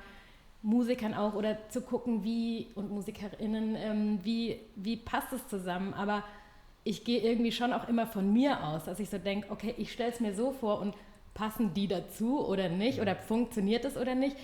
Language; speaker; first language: German; native; German